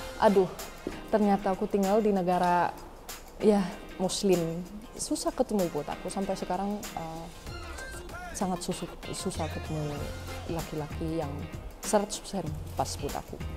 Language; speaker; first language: Indonesian; non-native, fluent; Dutch